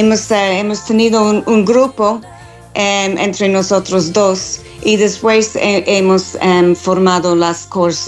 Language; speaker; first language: Spanish; non-native, learner; English